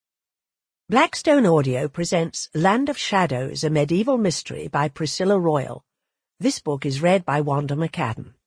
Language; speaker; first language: English; native; English